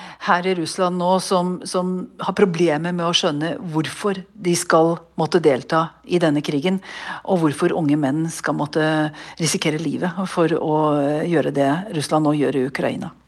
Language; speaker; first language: Norwegian; native; Norwegian